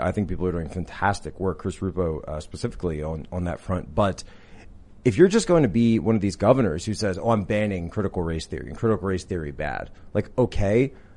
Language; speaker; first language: English; native; English